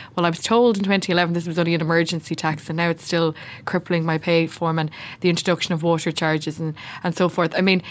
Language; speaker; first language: English; native; English